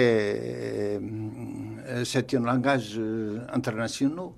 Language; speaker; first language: French; non-native, fluent; Portuguese